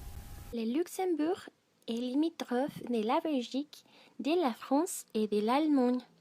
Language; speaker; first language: French; non-native, learner; Spanish